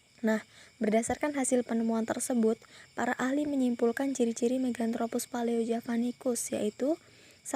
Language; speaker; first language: Indonesian; native; Indonesian